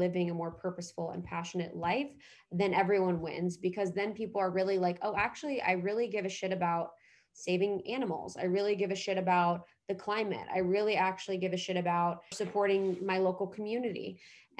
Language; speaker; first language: English; native; English